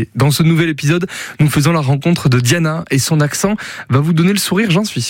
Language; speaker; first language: French; native; French